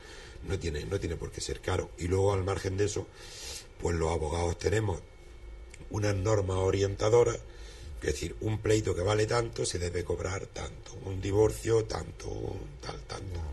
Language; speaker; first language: Spanish; native; Spanish